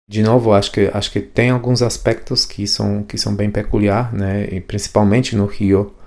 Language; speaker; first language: Portuguese; non-native, fluent; Polish